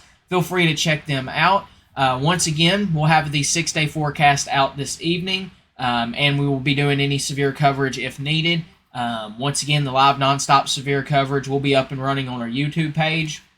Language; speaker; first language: English; native; English